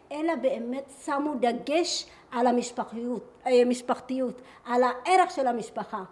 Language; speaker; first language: Hebrew; early bilingual, other home language; Amharic